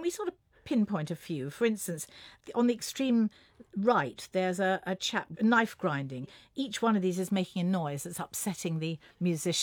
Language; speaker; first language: English; native; English